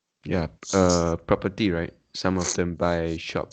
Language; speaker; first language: English; non-native, learner; Chinese